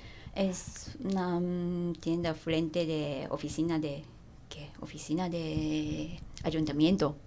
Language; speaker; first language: Spanish; non-native, learner; Japanese